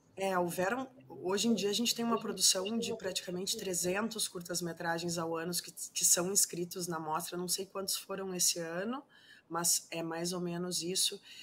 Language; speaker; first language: Portuguese; non-native, fluent; Spanish